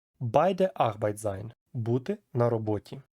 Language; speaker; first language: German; non-native, fluent; Ukrainian